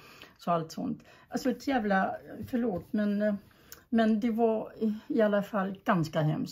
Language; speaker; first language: Swedish; early bilingual, other home language; German